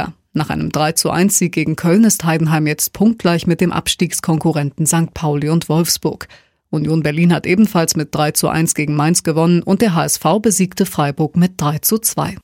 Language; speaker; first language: German; native; German